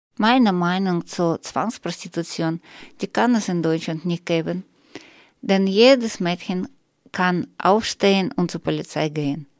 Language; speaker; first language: German; non-native, learner; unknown